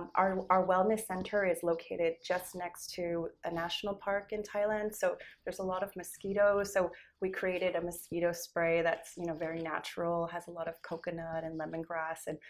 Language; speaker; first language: English; native; English